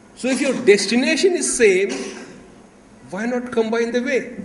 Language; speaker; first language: English; non-native, local second language; Marathi